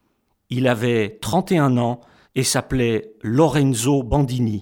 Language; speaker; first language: French; native; French